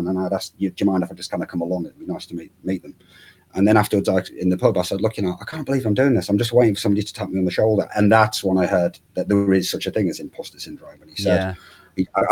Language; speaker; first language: English; native; English